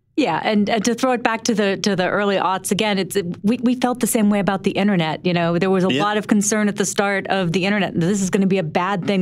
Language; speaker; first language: English; native; English